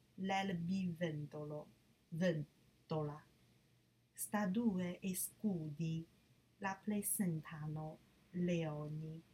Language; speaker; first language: Italian; non-native, learner; Chinese